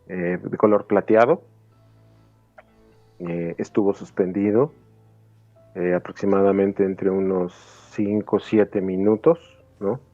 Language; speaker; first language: Spanish; native; Spanish